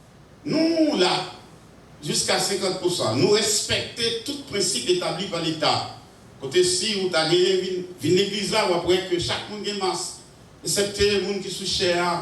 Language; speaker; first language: French; non-native, local second language; Haitian Creole